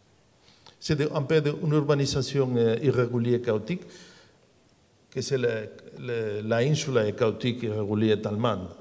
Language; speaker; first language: French; non-native, learner; Spanish